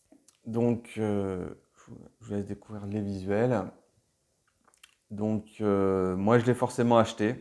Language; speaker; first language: French; native; French